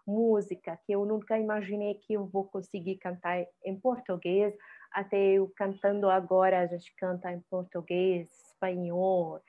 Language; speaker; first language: Portuguese; non-native, fluent; Arabic